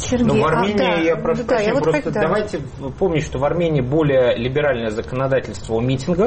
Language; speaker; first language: Russian; native; Russian